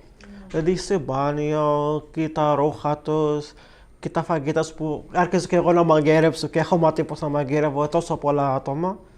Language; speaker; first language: Greek; non-native, learner; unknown